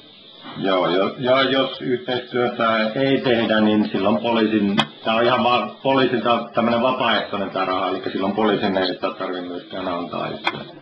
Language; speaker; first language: Finnish; native; Finnish